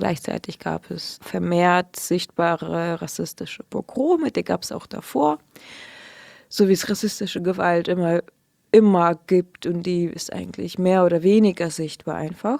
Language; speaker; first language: German; early bilingual, other home language; Russian